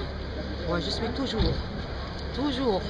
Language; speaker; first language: French; non-native, local second language; Arabic